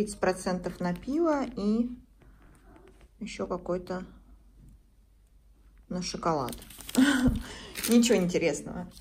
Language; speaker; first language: Russian; native; Russian